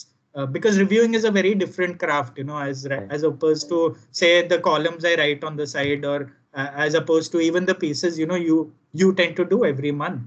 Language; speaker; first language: English; non-native, local second language; Gujarati